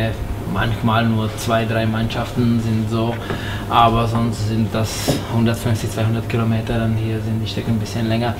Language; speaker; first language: German; non-native, fluent; Czech